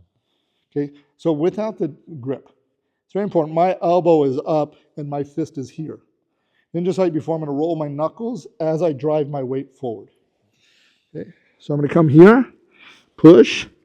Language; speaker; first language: English; native; English